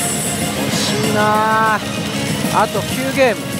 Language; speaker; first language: Japanese; native; Japanese